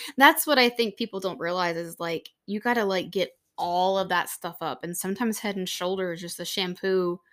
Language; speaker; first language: English; native; English